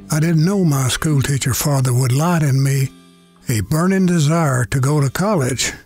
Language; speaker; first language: English; native; English